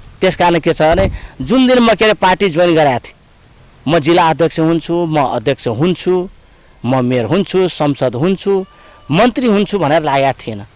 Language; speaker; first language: Nepali; non-native, local second language; Rana Tharu